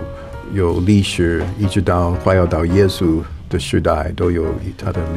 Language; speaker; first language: Chinese; non-native, fluent; English